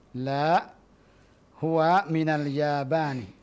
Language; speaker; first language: Arabic; non-native, fluent; Indonesian